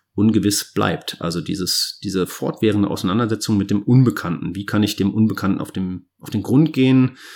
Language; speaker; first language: German; native; German